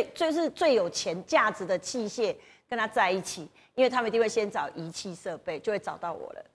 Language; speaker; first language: Chinese; native; Chinese